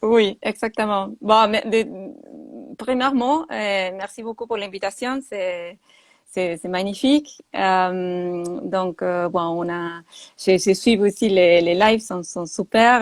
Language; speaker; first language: French; non-native, fluent; Spanish